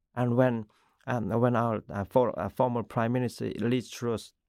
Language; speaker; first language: English; non-native, learner; Korean